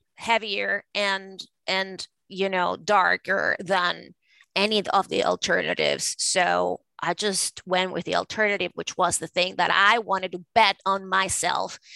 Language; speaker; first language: English; non-native, fluent; Spanish